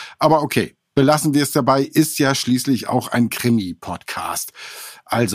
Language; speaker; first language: German; native; German